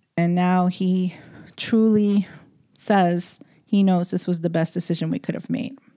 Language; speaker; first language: English; native; English